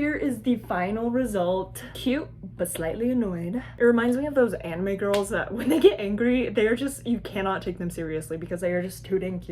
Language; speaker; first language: English; native; English